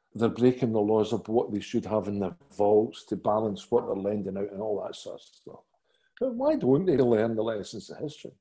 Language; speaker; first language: English; native; English